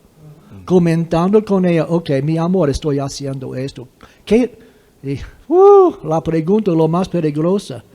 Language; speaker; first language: Spanish; non-native, fluent; English